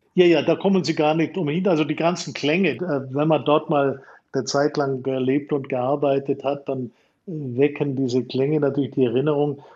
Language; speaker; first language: German; native; German